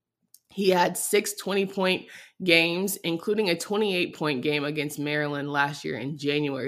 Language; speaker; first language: English; native; English